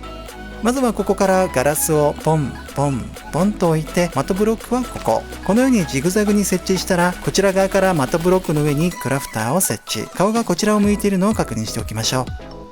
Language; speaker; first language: Japanese; native; Japanese